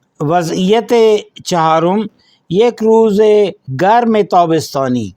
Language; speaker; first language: Persian; non-native, fluent; Urdu